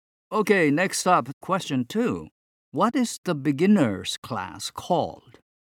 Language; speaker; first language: English; non-native, fluent; Japanese